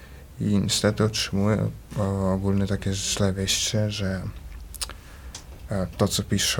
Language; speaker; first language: Polish; early bilingual, other home language; Ukrainian